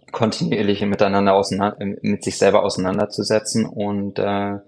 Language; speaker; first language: German; native; German